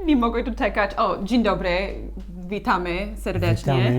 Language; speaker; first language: Polish; non-native, learner; English